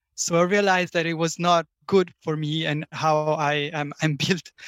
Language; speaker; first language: English; non-native, fluent; Italian